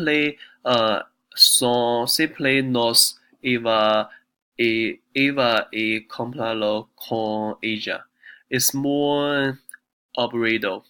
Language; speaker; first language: Spanish; non-native, learner; Chinese